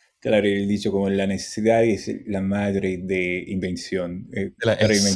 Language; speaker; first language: Spanish; non-native, fluent; English